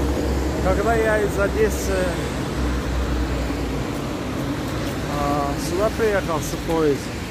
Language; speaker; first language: Russian; non-native, learner; Azerbaijani